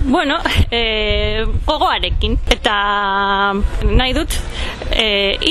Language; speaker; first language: Basque; non-native, learner; Spanish